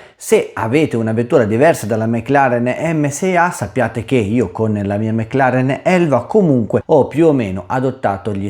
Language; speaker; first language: Italian; native; Italian